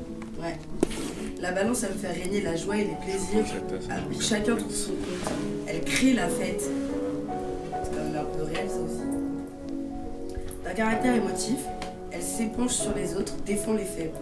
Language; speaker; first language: French; native; French